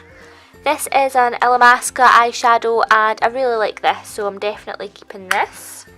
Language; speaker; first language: English; native; English